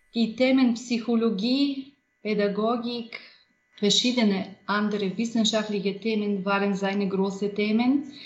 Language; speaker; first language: German; non-native, fluent; Bulgarian